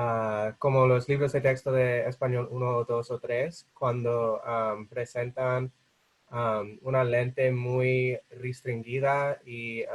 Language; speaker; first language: Spanish; non-native, fluent; English